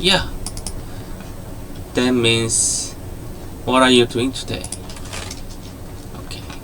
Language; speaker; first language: English; non-native, learner; Korean